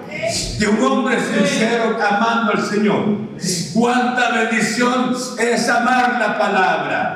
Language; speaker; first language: Spanish; native; Spanish